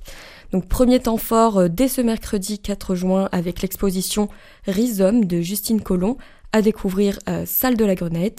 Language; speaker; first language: French; native; French